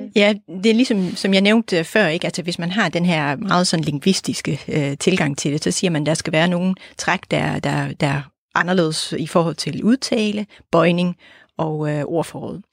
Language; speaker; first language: Danish; native; Danish